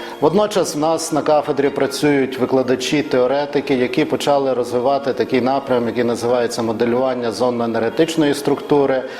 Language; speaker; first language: Ukrainian; native; Ukrainian